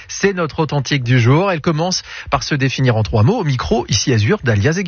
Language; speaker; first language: French; native; French